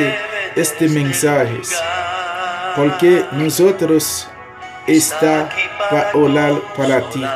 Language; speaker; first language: Spanish; non-native, learner; Haitian Creole